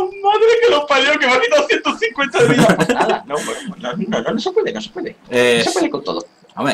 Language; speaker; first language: Spanish; native; Spanish